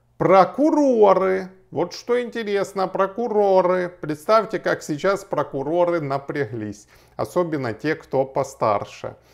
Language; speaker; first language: Russian; native; Russian